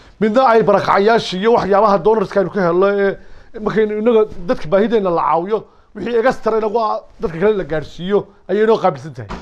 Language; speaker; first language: Somali; native; Somali